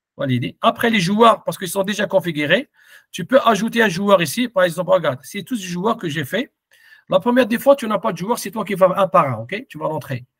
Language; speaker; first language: French; non-native, local second language; Arabic